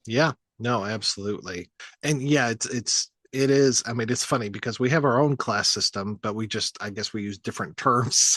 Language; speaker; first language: English; native; English